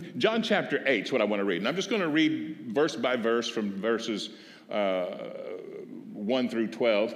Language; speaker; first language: English; native; English